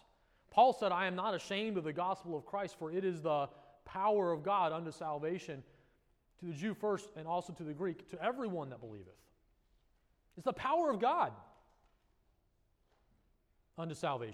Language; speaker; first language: English; native; English